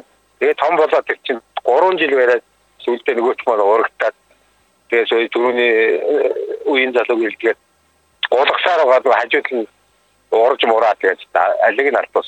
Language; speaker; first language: Mongolian; native; Mongolian